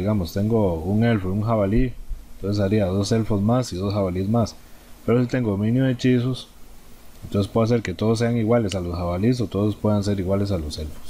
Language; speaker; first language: Spanish; native; Spanish